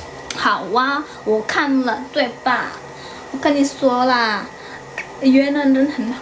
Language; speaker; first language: Chinese; non-native, learner; Indonesian